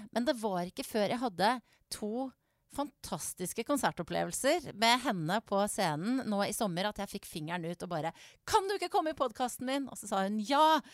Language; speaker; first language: Norwegian; native; Norwegian